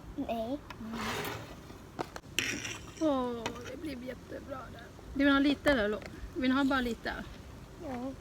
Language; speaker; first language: Swedish; non-native, learner; Thai